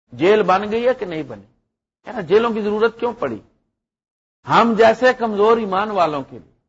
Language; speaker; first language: Urdu; non-native, local second language; Punjabi